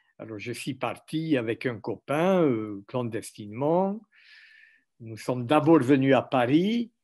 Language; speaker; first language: French; non-native, fluent; Hungarian